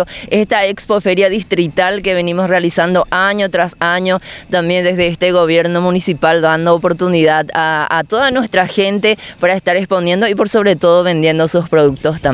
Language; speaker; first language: Spanish; native; Spanish